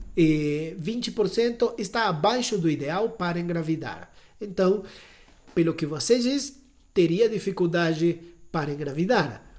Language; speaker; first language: Portuguese; non-native, fluent; Spanish